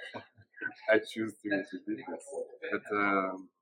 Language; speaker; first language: English; non-native, learner; French